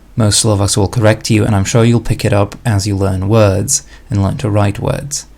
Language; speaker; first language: English; non-native, fluent; Slovak